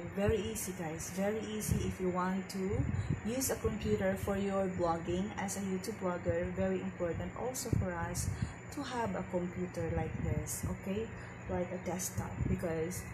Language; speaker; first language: English; non-native, local second language; Filipino